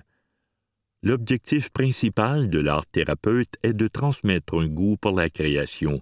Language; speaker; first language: French; native; French